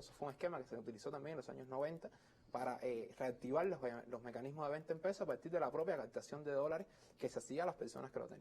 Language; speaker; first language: Spanish; native; Spanish